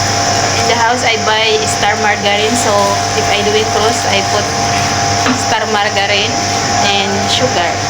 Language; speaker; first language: English; non-native, local second language; Cebuano